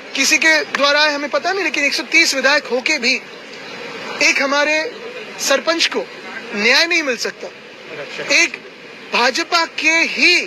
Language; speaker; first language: Hindi; non-native, local second language; Marathi